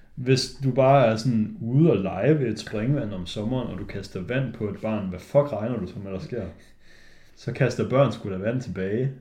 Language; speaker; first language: Danish; native; Danish